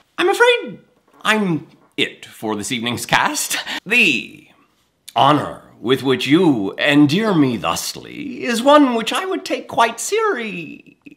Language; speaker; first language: English; native; English